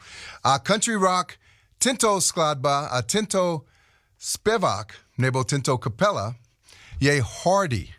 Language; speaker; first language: Czech; non-native, learner; English